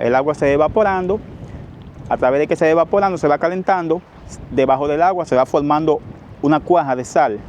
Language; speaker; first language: Spanish; native; Spanish